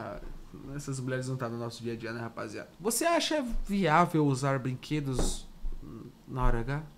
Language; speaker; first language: Portuguese; native; Portuguese